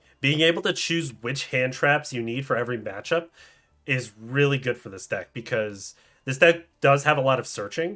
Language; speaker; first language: English; native; English